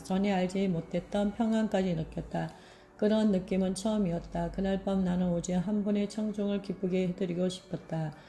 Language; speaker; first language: Korean; native; Korean